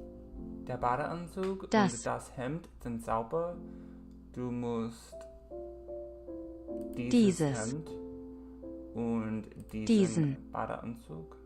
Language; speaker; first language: German; non-native, learner; English